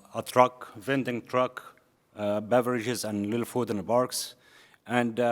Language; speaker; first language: English; non-native, learner; Arabic